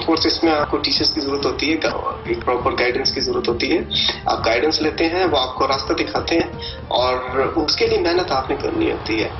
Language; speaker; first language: Urdu; non-native, local second language; Pashto